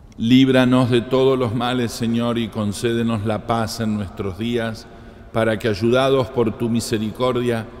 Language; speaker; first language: Spanish; native; Spanish